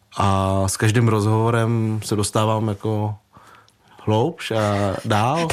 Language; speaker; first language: Czech; early bilingual, other home language; Vietnamese